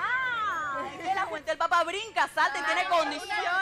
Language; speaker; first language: Spanish; native; Spanish